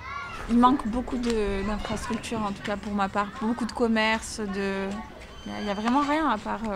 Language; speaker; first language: French; native; French